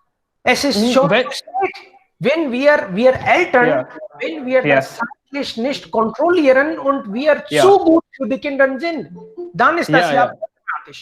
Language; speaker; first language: German; non-native, fluent; Hindi